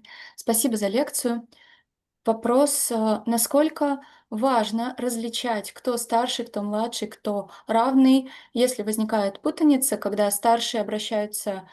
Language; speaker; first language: Russian; native; Russian